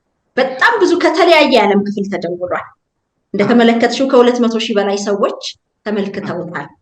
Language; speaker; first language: Amharic; native; Amharic